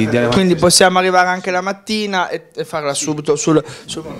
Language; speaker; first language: Italian; native; Italian